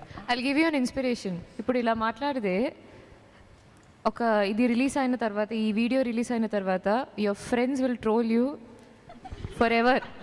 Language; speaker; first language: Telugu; non-native, learner; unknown